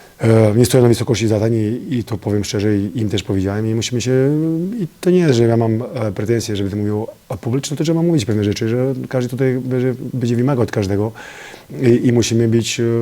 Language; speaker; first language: Polish; non-native, fluent; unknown